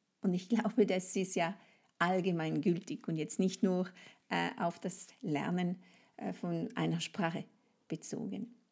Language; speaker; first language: German; non-native, fluent; French